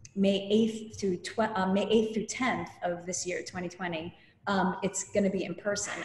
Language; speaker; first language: English; native; English